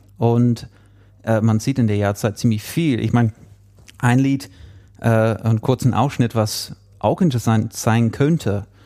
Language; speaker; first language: German; non-native, fluent; English